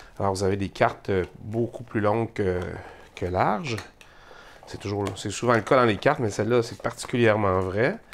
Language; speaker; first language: French; native; French